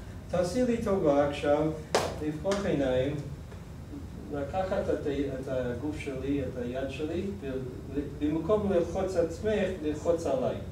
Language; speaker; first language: Hebrew; non-native, fluent; English